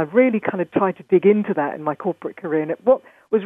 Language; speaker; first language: English; native; English